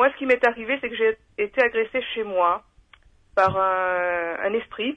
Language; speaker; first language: French; native; French